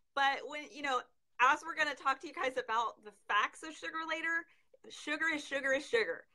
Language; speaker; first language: English; native; English